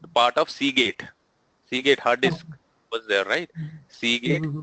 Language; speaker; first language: English; non-native, local second language; Telugu